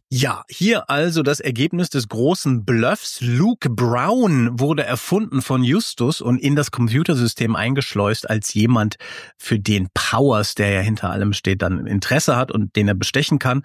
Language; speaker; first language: German; native; German